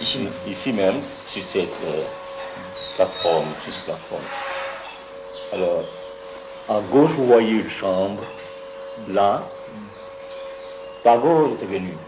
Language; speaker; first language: French; non-native, fluent; Bangla